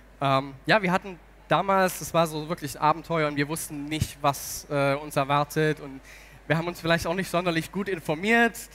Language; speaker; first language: German; native; German